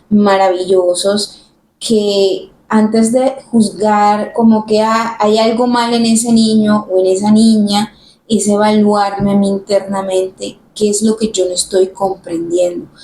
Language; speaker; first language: Spanish; native; Spanish